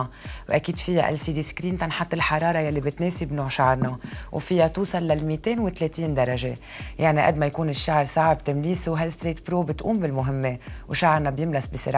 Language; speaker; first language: Arabic; native; Arabic